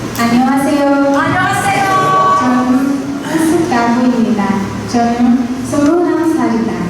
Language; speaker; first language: Korean; non-native, learner; Portuguese